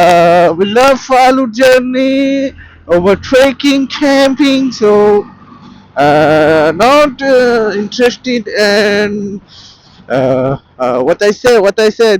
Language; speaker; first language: English; non-native, local second language; Bangla